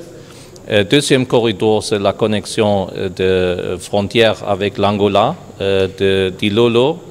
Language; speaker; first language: French; non-native, learner; German